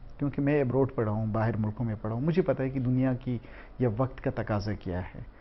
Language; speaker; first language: Urdu; non-native, local second language; Pashto